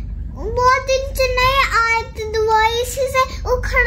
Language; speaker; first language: Hindi; early bilingual, heritage; Hindi